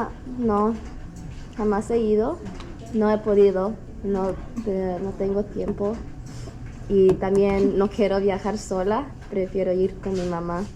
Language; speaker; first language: Spanish; early bilingual, heritage; Spanish